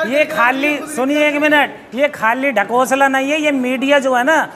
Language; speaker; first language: Hindi; native; Hindi